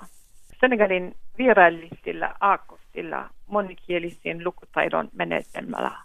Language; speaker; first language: Finnish; non-native, fluent; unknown